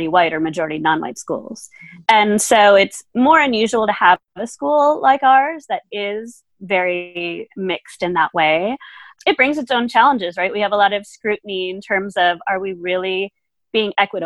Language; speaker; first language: English; early bilingual, other home language; German